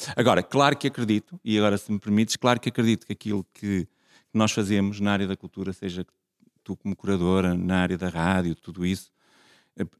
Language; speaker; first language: Portuguese; native; Portuguese